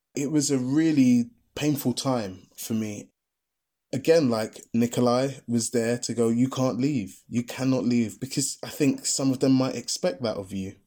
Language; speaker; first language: English; native; English